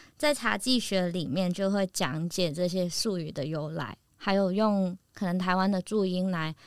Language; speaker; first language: Chinese; non-native, local second language; Cantonese